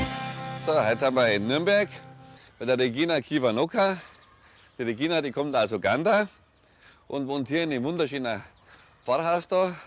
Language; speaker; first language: German; native; German